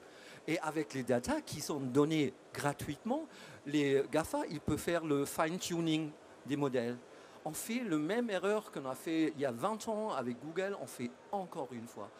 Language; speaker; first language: French; non-native, fluent; German